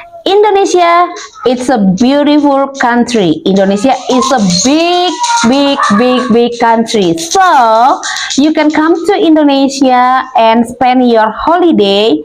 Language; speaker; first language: English; non-native, learner; Indonesian